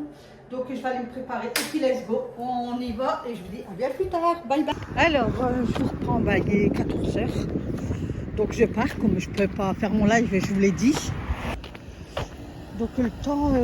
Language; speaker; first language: French; native; French